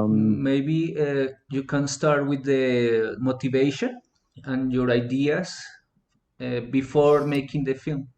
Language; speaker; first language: English; non-native, fluent; Spanish